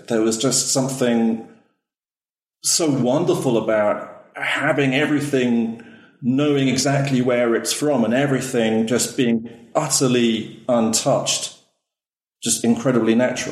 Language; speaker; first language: English; native; English